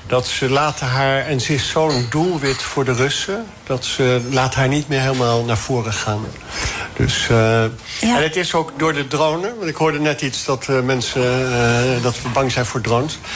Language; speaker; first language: Dutch; non-native, fluent; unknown